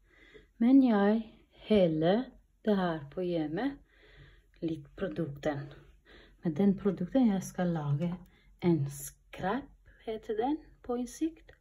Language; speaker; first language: Norwegian; non-native, learner; Albanian